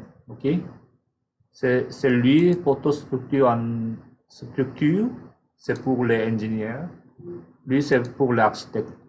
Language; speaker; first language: French; non-native, fluent; Korean